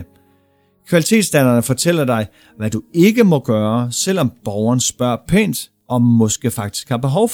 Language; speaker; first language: Danish; native; Danish